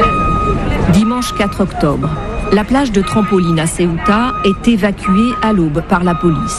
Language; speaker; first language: French; native; French